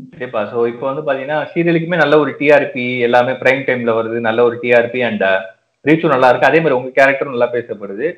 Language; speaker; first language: Tamil; native; Tamil